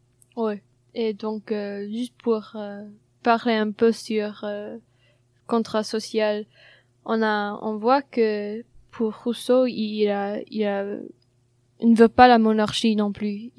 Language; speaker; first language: French; non-native, fluent; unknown